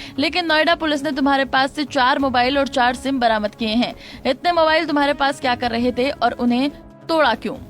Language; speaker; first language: Hindi; native; Hindi